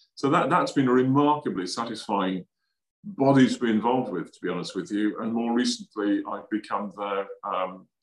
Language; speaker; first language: English; native; English